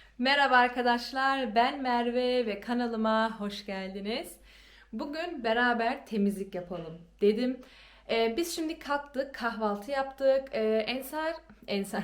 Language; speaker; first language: Turkish; early bilingual, heritage; Turkish